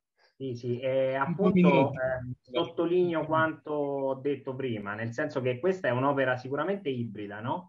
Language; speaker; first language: Italian; native; Italian